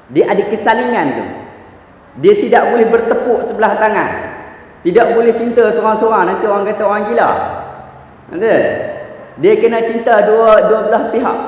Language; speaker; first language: Malay; native; Malay